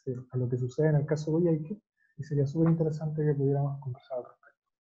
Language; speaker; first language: Spanish; native; Spanish